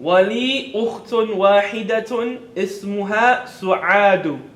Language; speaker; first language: Arabic; non-native, fluent; English